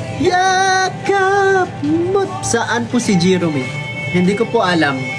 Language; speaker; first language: Filipino; non-native, local second language; Waray